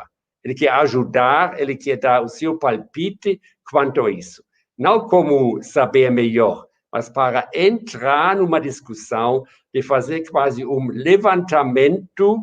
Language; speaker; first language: Portuguese; non-native, fluent; German